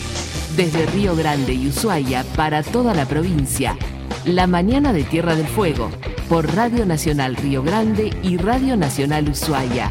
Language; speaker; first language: Spanish; native; Spanish